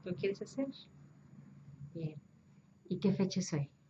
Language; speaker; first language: Spanish; native; Spanish